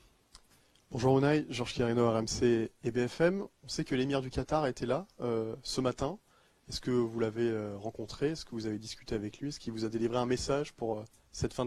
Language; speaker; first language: French; native; French